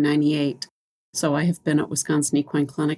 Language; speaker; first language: English; native; English